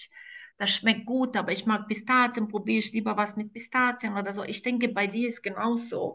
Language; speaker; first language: German; non-native, fluent; Croatian